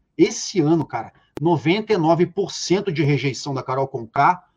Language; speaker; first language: Portuguese; native; Portuguese